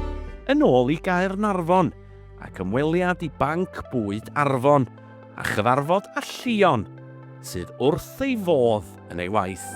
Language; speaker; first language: Welsh; native; Welsh